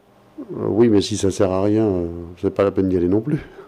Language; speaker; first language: French; native; French